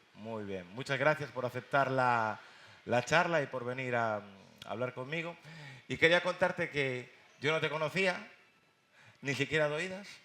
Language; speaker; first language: Spanish; native; Spanish